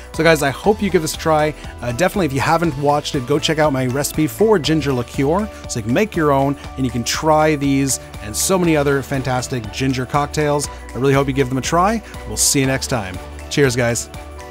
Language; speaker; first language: English; native; English